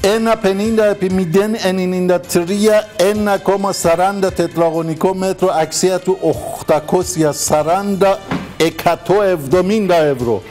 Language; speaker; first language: Greek; non-native, learner; Persian